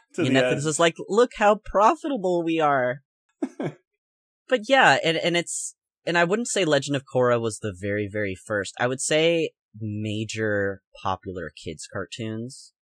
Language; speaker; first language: English; native; English